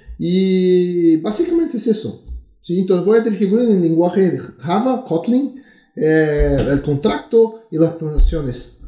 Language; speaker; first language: Spanish; non-native, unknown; Portuguese